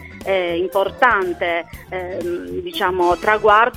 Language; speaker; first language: Italian; native; Italian